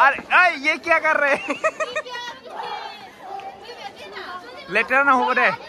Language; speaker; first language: Hindi; non-native, local second language; Assamese